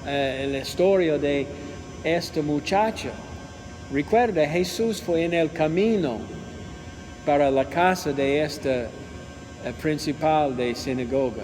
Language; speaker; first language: Spanish; non-native, learner; English